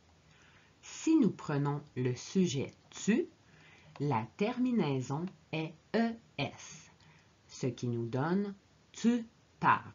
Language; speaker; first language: French; native; French